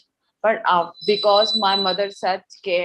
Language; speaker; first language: English; non-native, learner; Urdu